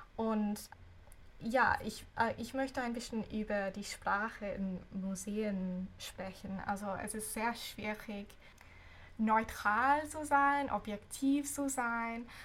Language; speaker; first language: German; non-native, fluent; English